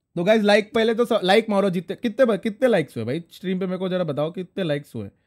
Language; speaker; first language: Hindi; non-native, local second language; Marathi